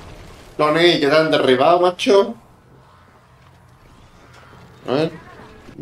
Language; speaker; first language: Spanish; native; Spanish